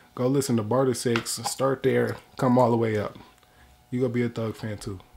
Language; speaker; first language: English; native; English